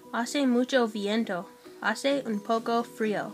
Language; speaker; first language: Spanish; non-native, learner; English